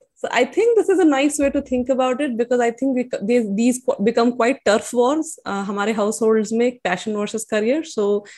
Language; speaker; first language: English; non-native, local second language; Hindi